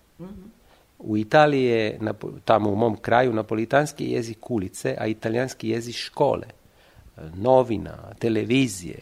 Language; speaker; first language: Serbian; non-native, fluent; Italian